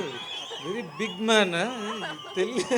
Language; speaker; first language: Telugu; non-native, learner; Tamil